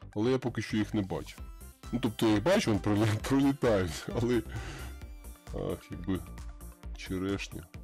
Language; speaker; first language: Ukrainian; non-native, local second language; Russian